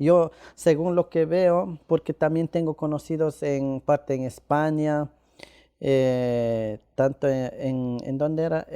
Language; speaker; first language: Spanish; non-native, local second language; Quechua